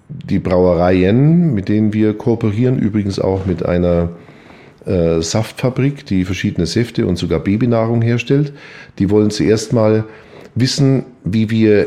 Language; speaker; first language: German; native; German